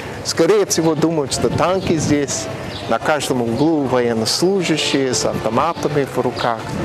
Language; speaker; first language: Russian; non-native, fluent; English